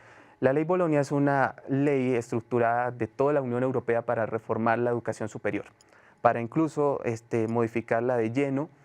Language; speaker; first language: Spanish; native; Spanish